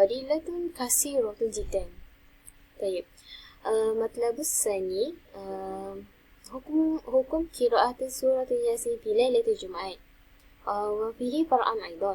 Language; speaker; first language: Arabic; non-native, learner; Malay